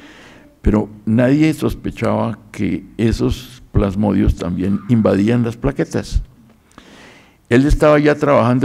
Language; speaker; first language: Spanish; native; Spanish